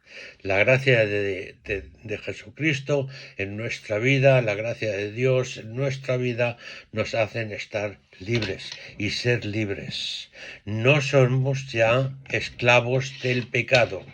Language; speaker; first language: Spanish; native; Spanish